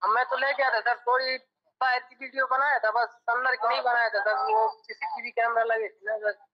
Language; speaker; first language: Hindi; native; Hindi